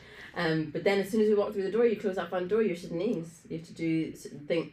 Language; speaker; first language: English; early bilingual, other home language; Arabic